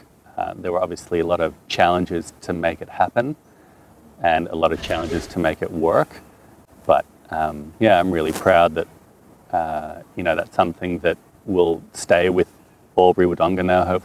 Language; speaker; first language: English; non-native, fluent; French